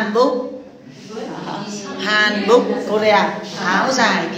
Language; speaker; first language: English; non-native, learner; Vietnamese